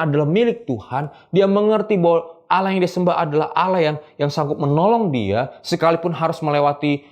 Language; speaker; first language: Indonesian; native; Indonesian